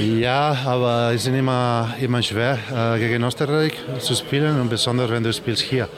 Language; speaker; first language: German; non-native, learner; Spanish